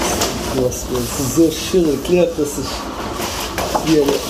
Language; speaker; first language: German; non-native, learner; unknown